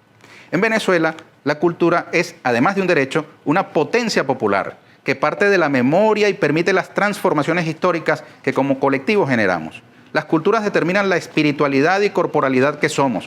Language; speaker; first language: Spanish; native; Spanish